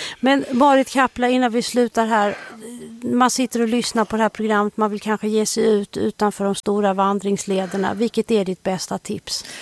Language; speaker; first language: Swedish; native; Swedish